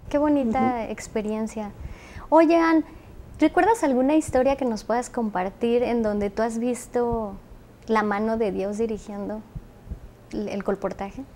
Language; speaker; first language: Spanish; native; Spanish